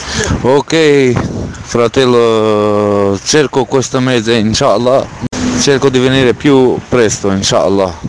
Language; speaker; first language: Italian; non-native, learner; Arabic